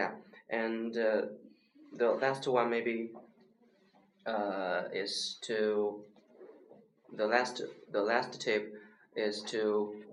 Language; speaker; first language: English; non-native, learner; Chinese